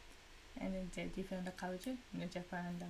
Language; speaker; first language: English; non-native, learner; Japanese